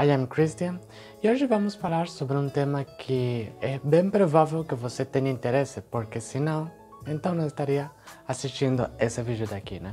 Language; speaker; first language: Portuguese; non-native, fluent; Spanish